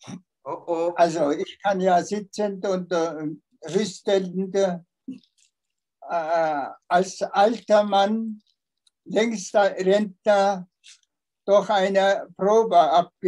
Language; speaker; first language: German; non-native, fluent; Tuvinian